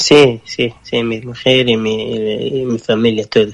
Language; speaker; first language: Spanish; non-native, learner; Persian